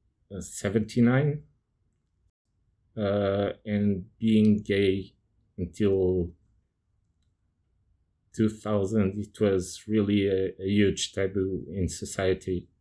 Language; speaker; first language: English; non-native, fluent; Portuguese